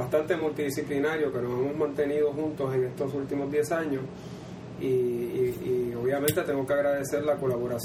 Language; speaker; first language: Spanish; native; Spanish